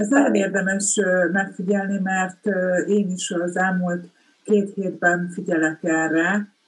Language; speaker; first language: Hungarian; native; Hungarian